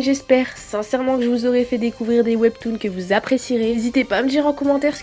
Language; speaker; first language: French; native; French